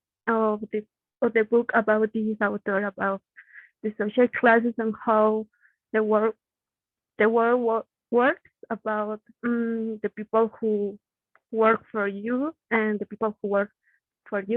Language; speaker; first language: English; non-native, learner; Spanish